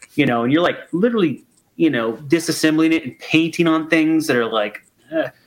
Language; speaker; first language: English; native; English